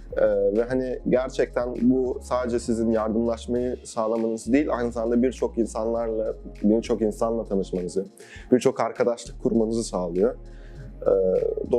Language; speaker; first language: Turkish; native; Turkish